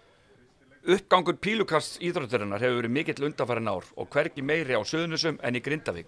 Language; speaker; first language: Icelandic; native; Icelandic